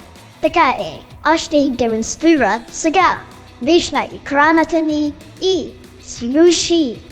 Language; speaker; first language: Bulgarian; non-native, learner; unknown